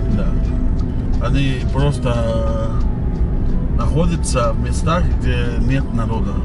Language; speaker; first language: Russian; non-native, learner; Spanish